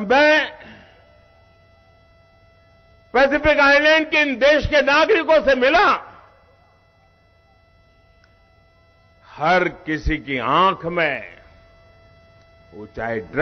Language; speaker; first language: Hindi; non-native, local second language; Gujarati